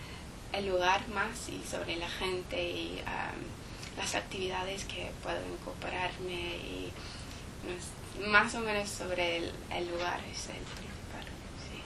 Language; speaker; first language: Spanish; non-native, learner; English